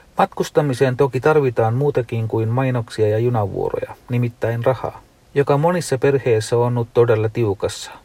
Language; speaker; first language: Finnish; non-native, fluent; Tamil